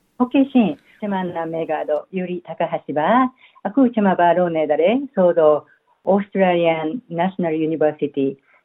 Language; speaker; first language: Burmese; non-native, fluent; Japanese